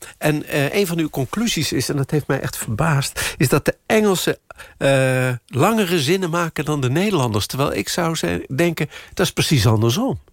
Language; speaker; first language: Dutch; native; Dutch